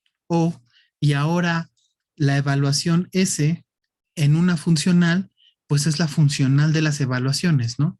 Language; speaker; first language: Spanish; native; Spanish